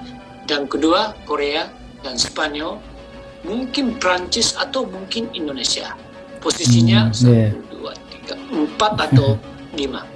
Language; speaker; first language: Indonesian; non-native, fluent; Japanese